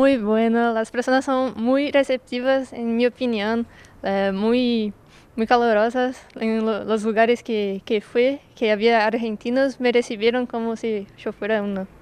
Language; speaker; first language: Spanish; non-native, learner; Portuguese